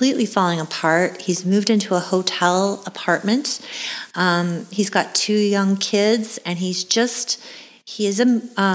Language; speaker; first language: English; native; English